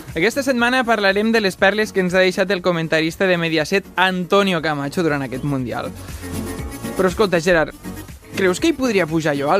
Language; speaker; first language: Catalan; native; Catalan